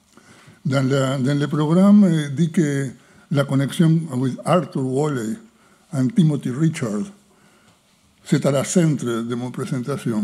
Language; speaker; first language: French; non-native, fluent; Spanish